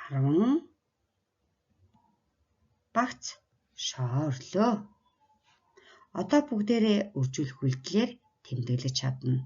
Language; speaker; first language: Mongolian; native; Mongolian